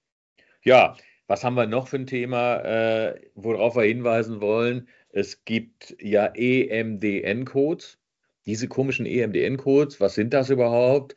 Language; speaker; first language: German; native; German